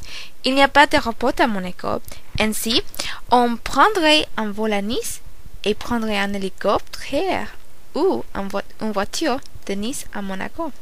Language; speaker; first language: French; non-native, learner; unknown